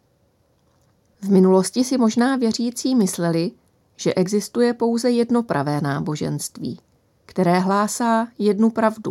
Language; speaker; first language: Czech; native; Czech